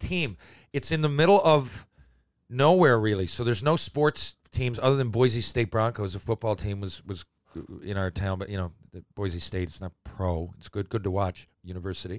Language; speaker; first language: English; native; English